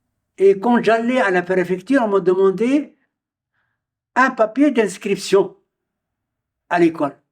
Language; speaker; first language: French; non-native, local second language; Arabic